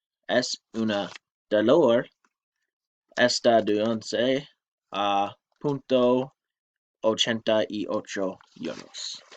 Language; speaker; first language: Spanish; non-native, learner; English